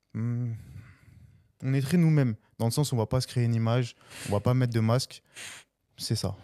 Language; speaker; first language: French; early bilingual, other home language; Spanish